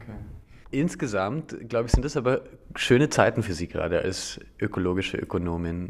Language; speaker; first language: German; native; German